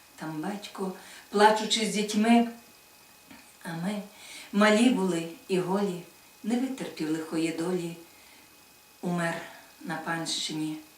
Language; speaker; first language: Ukrainian; native; Ukrainian